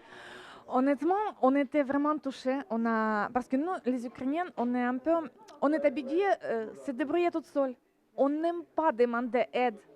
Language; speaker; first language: French; non-native, fluent; Ukrainian